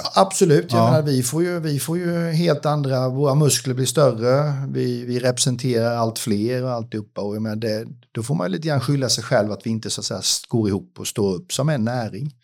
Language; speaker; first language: Swedish; native; Swedish